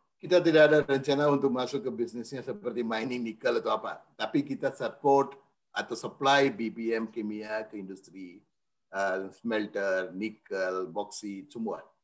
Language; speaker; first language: Indonesian; non-native, fluent; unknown